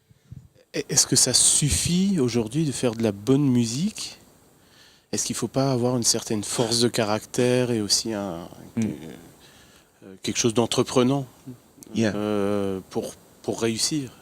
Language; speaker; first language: French; native; French